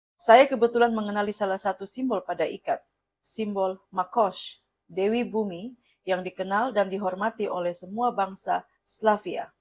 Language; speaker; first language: Indonesian; non-native, fluent; Russian